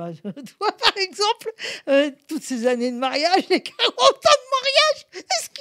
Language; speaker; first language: French; native; French